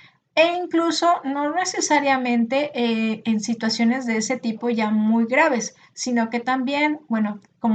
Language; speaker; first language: Spanish; native; Spanish